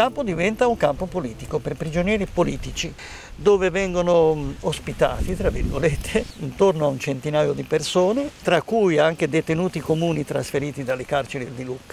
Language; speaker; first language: Italian; native; Italian